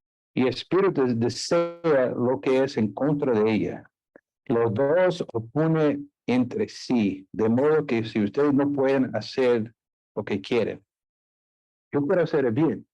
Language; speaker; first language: Spanish; non-native, fluent; English